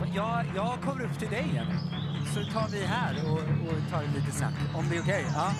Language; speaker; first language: Swedish; native; Swedish